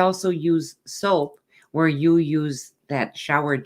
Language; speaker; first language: English; native; English